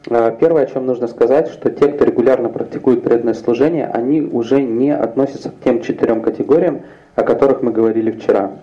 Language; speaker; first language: Russian; native; Russian